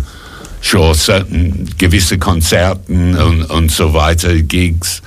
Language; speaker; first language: German; non-native, fluent; English